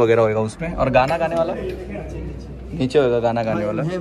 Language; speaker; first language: Hindi; non-native, local second language; Bhojpuri